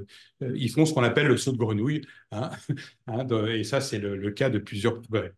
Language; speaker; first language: French; native; French